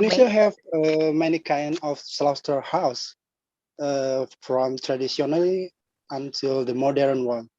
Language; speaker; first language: English; non-native, learner; Indonesian